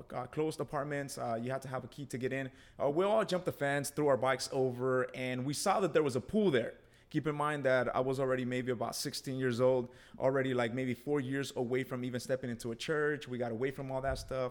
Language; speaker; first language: English; early bilingual, other home language; Spanish